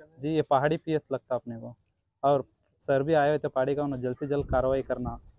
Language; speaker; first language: Hindi; native; Hindi